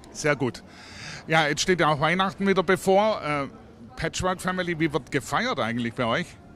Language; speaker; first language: German; native; German